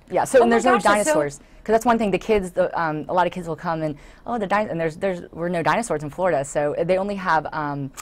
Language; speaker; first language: English; native; English